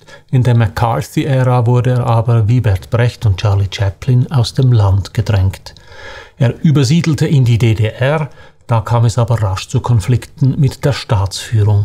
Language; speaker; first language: German; native; German